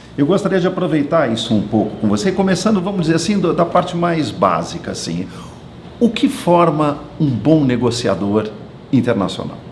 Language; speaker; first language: Portuguese; native; Portuguese